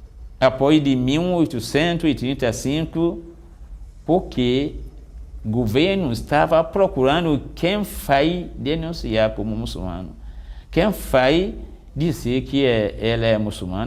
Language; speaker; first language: Portuguese; non-native, fluent; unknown